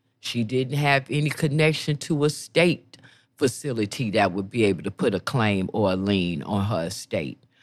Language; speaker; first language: English; native; English